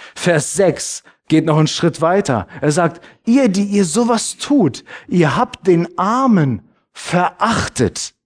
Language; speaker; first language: German; early bilingual, other home language; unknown